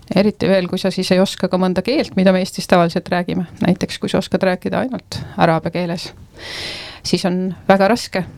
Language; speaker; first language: Estonian; native; Estonian